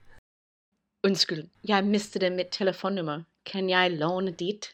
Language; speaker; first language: Danish; non-native, learner; English